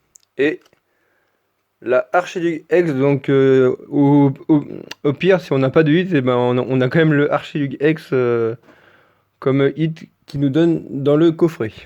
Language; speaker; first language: French; native; French